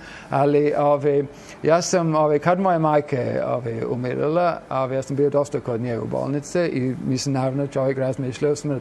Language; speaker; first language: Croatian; non-native, fluent; English